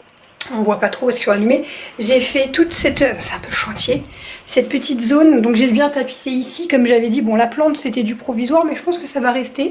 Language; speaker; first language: French; native; French